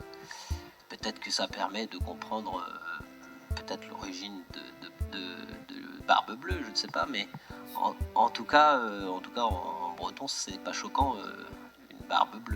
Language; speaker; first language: French; native; French